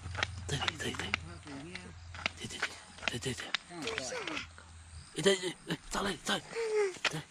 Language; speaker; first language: Chinese; native; Chinese